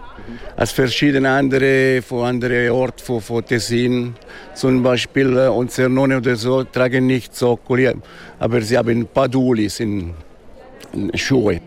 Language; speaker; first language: German; non-native, local second language; Italian